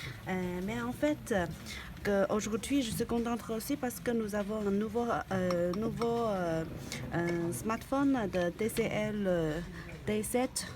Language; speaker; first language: French; non-native, learner; Chinese